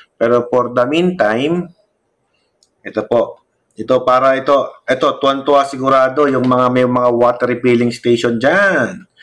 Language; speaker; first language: Filipino; non-native, local second language; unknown